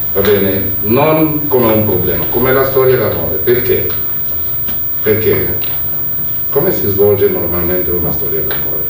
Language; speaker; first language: Italian; non-native, fluent; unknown